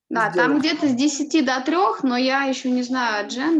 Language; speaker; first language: Russian; native; Russian